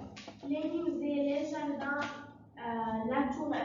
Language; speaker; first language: French; non-native, learner; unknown